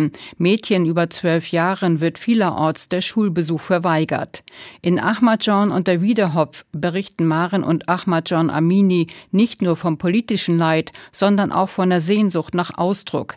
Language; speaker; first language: German; native; German